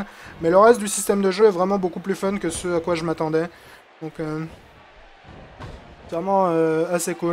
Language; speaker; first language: French; native; French